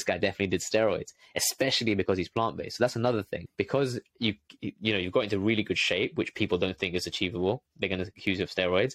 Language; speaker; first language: English; native; English